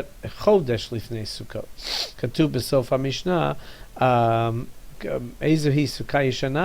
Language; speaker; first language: Hebrew; non-native, fluent; English